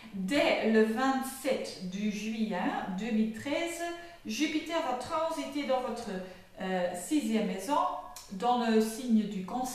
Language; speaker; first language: French; non-native, fluent; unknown